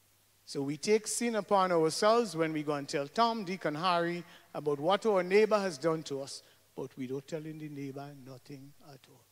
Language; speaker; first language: English; native; English